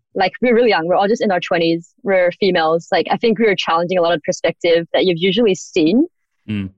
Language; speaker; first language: English; native; English